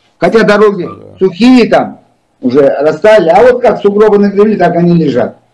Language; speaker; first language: Russian; native; Russian